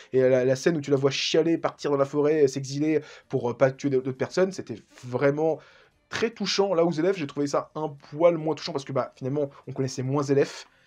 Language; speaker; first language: French; native; French